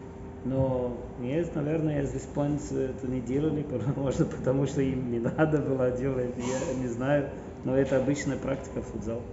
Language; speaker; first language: Russian; non-native, fluent; Portuguese